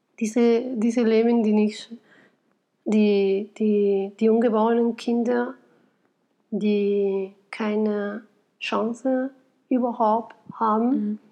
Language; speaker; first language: German; non-native, fluent; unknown